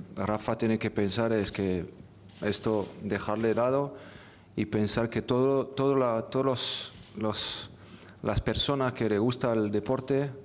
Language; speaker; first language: Spanish; non-native, fluent; French